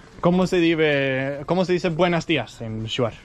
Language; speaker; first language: Spanish; non-native, learner; Danish